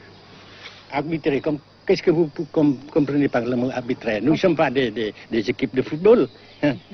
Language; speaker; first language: French; non-native, fluent; Vietnamese